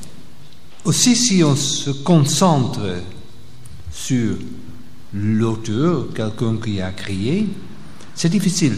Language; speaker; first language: French; non-native, local second language; Dutch